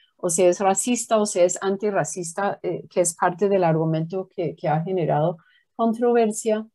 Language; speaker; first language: Spanish; non-native, fluent; English